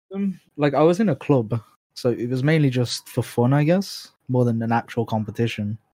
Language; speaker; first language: English; native; English